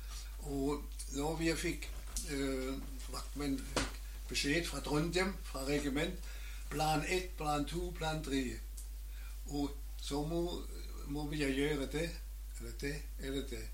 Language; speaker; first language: Norwegian; non-native, learner; German